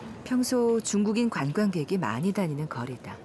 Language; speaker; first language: Korean; native; Korean